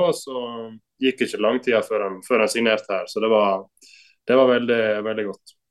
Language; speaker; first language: Norwegian; native; Norwegian